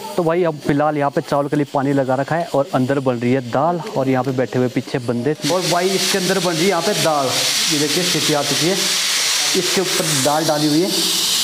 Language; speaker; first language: Hindi; native; Hindi